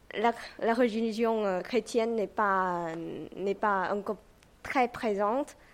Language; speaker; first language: French; non-native, fluent; Vietnamese